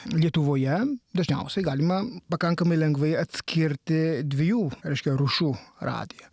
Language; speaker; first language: Lithuanian; non-native, fluent; Italian